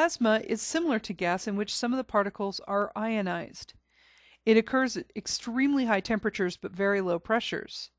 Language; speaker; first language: English; native; English